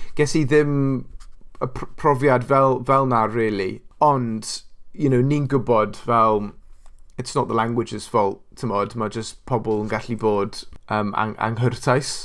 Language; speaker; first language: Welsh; non-native, local second language; English